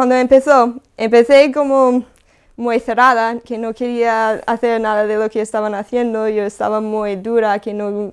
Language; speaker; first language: Spanish; non-native, fluent; English